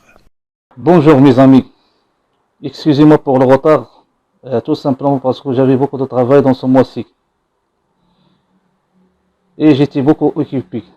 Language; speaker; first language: French; non-native, local second language; Arabic